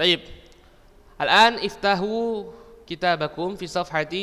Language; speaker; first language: Arabic; non-native, fluent; Indonesian